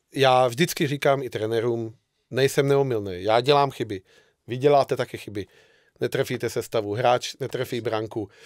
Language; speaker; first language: Czech; non-native, fluent; Hungarian